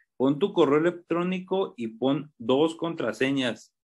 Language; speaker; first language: Spanish; native; Spanish